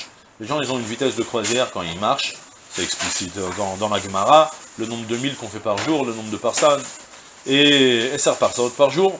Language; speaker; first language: French; native; French